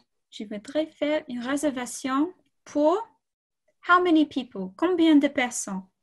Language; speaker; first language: French; non-native, fluent; English